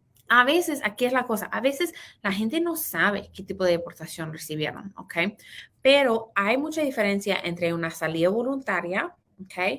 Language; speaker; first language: Spanish; early bilingual, heritage; Spanish